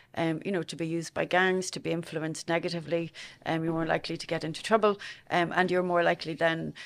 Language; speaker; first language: English; native; English